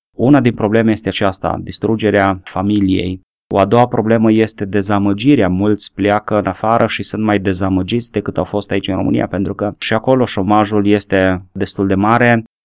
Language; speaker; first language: Romanian; native; Romanian